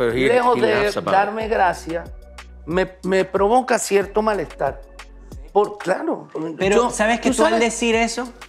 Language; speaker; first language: Spanish; native; Spanish